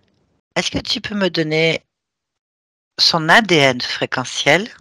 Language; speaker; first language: French; native; French